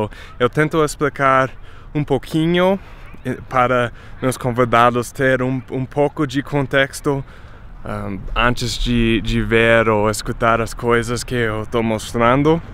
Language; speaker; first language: Portuguese; non-native, fluent; English